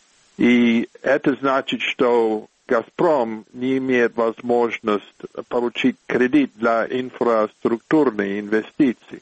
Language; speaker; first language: Russian; non-native, fluent; English